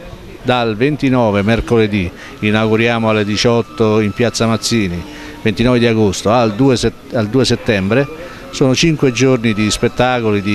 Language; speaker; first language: Italian; native; Italian